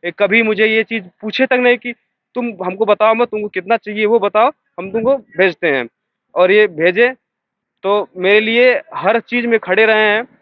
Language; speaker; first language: Hindi; native; Hindi